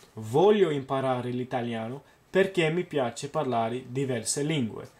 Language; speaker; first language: Italian; non-native, learner; English